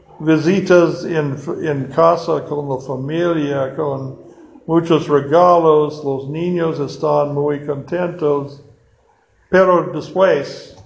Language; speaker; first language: Spanish; non-native, fluent; English